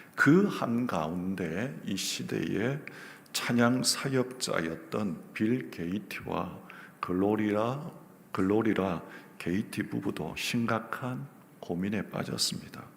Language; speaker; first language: Korean; native; Korean